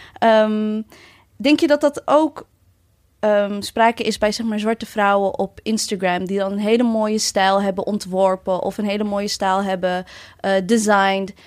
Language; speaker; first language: Dutch; early bilingual, other home language; Arabic